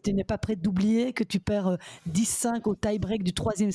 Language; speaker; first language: French; native; French